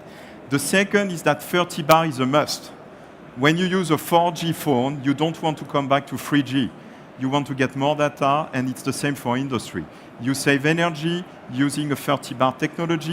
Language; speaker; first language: English; non-native, fluent; French